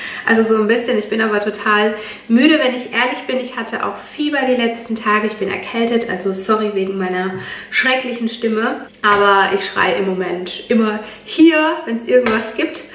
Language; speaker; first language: German; native; German